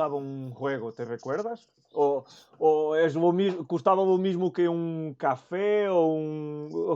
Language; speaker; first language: Spanish; non-native, fluent; Portuguese